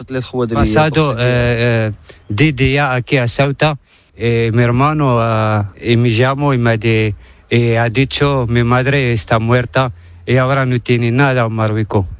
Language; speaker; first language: Spanish; non-native, learner; Arabic